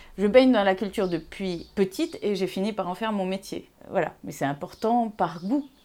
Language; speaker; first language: French; non-native, local second language; Arabic